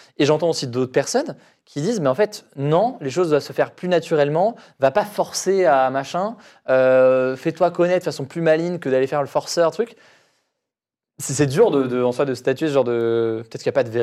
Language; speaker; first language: French; native; French